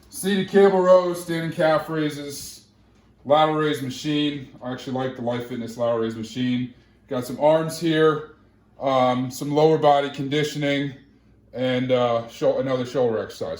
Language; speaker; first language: English; native; English